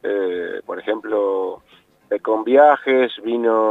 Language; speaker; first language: Spanish; native; Spanish